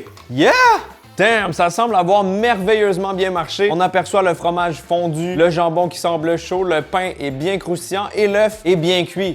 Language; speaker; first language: French; native; French